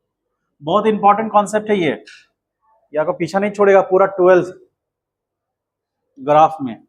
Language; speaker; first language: Hindi; native; Hindi